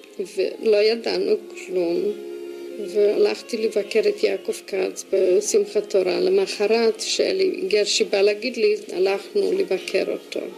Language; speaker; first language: Hebrew; non-native, fluent; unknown